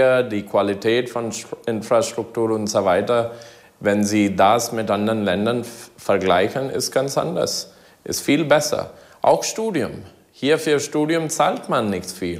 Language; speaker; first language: German; non-native, learner; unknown